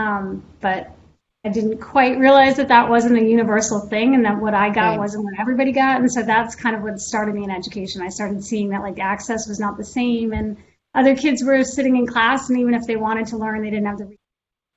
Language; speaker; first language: English; native; English